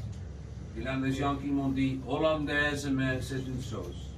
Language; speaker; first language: French; non-native, learner; Dutch